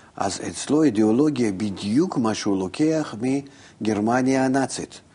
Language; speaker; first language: Hebrew; non-native, fluent; Russian